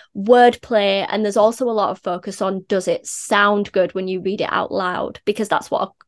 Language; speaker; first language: English; native; English